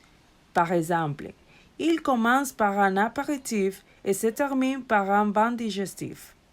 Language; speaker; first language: French; non-native, learner; Spanish